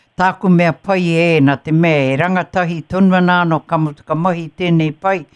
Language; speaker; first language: Māori; native; Māori